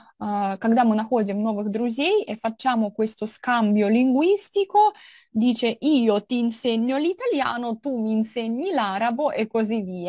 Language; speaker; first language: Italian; non-native, fluent; Russian